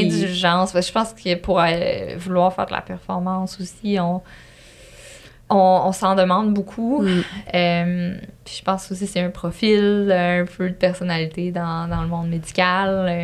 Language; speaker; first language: French; native; French